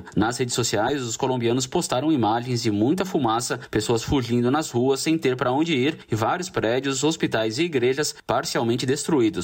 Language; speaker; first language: Portuguese; native; Portuguese